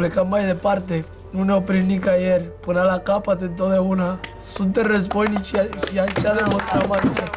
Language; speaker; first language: Romanian; non-native, fluent; Spanish